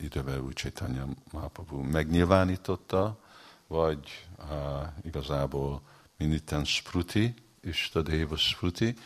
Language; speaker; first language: Hungarian; early bilingual, heritage; Hungarian